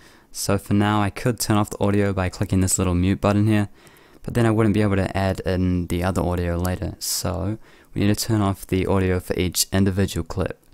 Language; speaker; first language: English; native; English